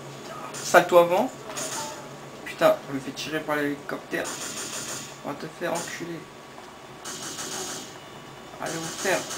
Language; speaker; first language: French; native; French